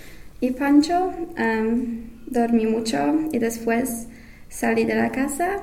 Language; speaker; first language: Spanish; non-native, learner; English